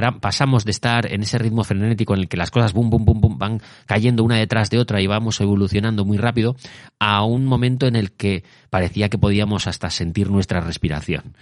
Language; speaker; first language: Spanish; native; Spanish